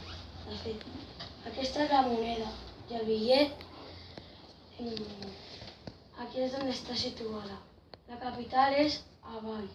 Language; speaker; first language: Catalan; non-native, local second language; Spanish